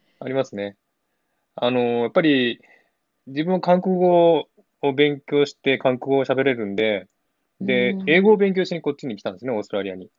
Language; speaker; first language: Japanese; native; Japanese